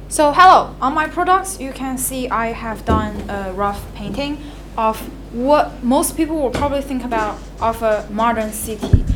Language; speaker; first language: English; non-native, fluent; Chinese